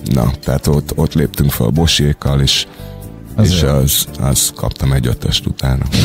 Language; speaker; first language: Hungarian; non-native, fluent; English